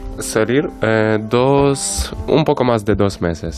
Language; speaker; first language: Spanish; non-native, learner; Ukrainian